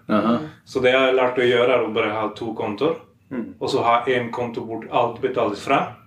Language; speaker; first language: Norwegian; non-native, fluent; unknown